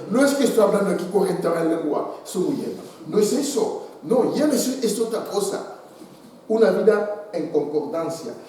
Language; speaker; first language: Spanish; non-native, fluent; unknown